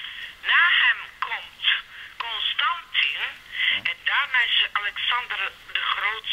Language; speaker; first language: Dutch; non-native, learner; Serbian